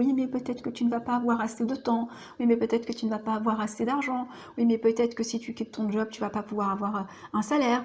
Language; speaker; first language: French; native; French